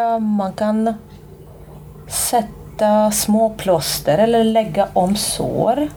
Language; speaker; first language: Swedish; non-native, fluent; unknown